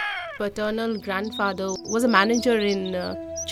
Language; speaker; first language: English; non-native, local second language; Bangla